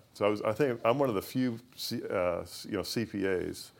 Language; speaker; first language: English; native; English